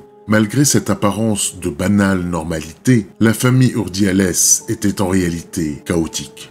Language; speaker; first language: French; native; French